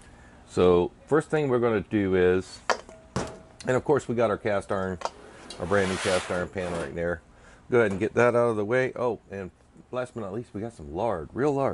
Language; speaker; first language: English; native; English